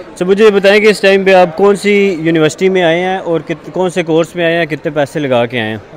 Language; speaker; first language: Urdu; non-native, local second language; Punjabi